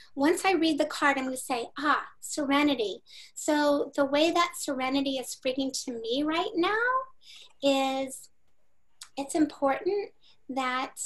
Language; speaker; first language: English; native; English